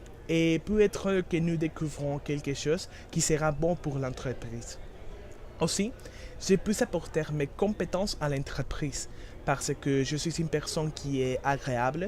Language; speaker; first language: French; non-native, learner; Spanish